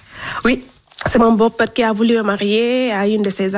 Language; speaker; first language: French; non-native, local second language; Fula